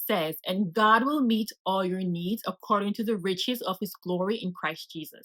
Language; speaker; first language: English; native; English